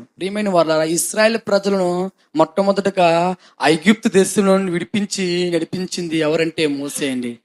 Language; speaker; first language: Telugu; non-native, local second language; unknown